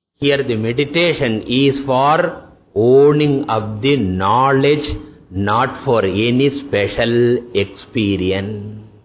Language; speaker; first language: English; non-native, local second language; Tamil